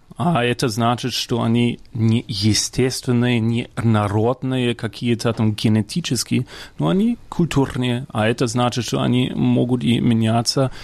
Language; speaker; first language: Russian; non-native, fluent; German